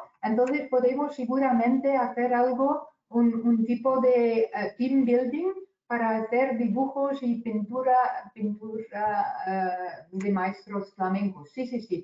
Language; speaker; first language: Spanish; non-native, fluent; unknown